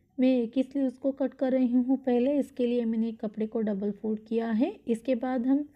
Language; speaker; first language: Hindi; non-native, local second language; Kannada